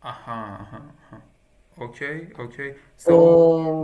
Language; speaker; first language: English; non-native, fluent; Persian